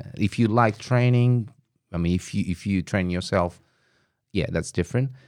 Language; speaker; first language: English; non-native, fluent; Italian